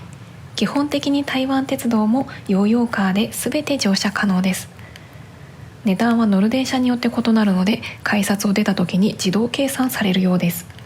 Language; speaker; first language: Japanese; native; Japanese